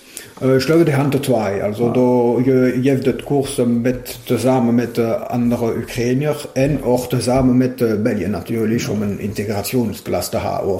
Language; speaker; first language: German; non-native, local second language; French